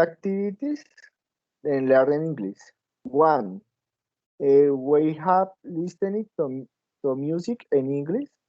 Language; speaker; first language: English; non-native, learner; Spanish